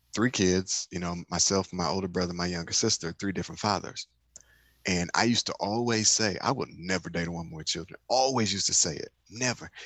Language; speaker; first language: English; native; English